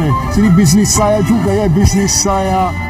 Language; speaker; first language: Indonesian; non-native, learner; English